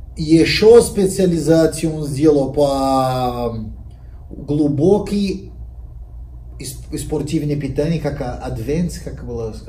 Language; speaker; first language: Russian; non-native, learner; Portuguese